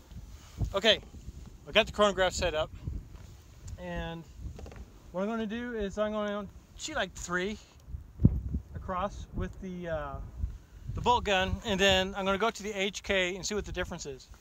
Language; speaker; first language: English; native; English